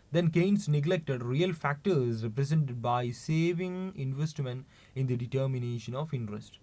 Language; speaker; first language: English; non-native, local second language; Malayalam